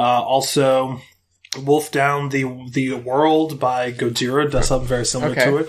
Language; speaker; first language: English; native; English